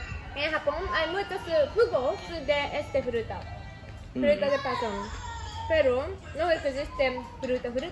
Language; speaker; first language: Spanish; non-native, learner; Japanese